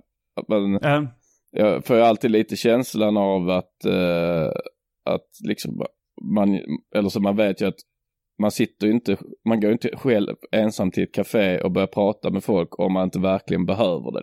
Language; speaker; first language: Swedish; native; Swedish